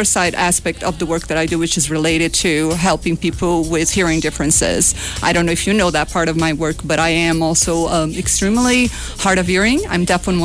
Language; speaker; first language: English; non-native, fluent; Portuguese